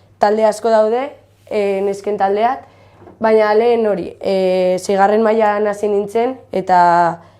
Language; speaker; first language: Basque; non-native, local second language; Spanish